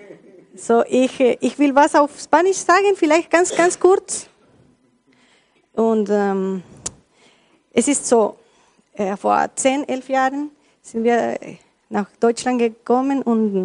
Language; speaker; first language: German; non-native, learner; Spanish